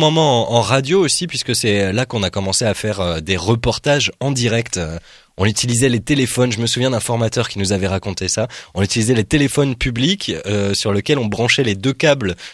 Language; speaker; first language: French; native; French